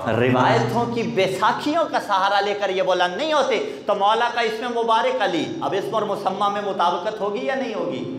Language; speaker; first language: Urdu; non-native, local second language; Punjabi